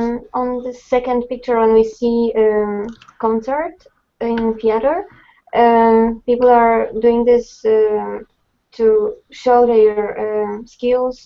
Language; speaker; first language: English; non-native, fluent; Polish